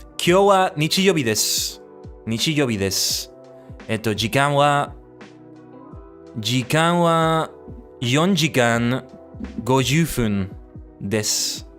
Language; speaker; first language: Japanese; non-native, learner; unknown